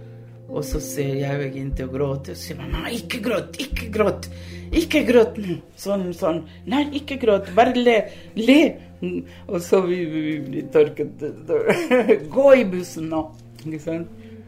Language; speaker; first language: Norwegian; non-native, fluent; Spanish